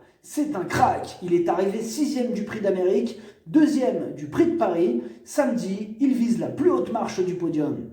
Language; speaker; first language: French; native; French